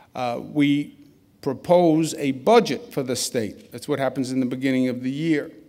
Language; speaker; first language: English; native; English